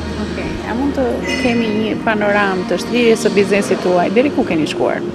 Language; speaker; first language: Albanian; native; Albanian